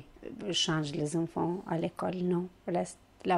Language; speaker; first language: French; non-native, learner; Albanian